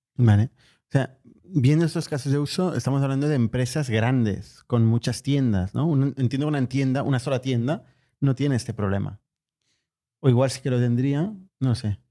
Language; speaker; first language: Spanish; native; Spanish